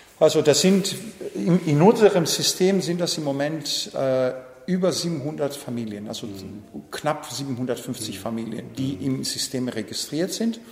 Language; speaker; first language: German; non-native, fluent; Greek